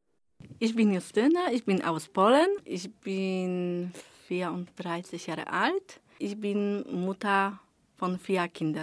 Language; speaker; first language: German; non-native, learner; Polish